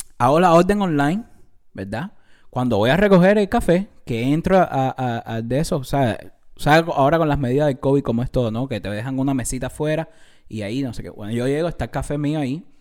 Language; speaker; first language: Spanish; native; Spanish